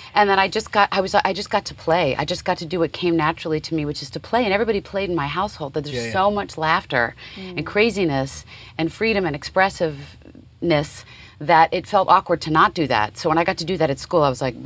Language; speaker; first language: English; native; English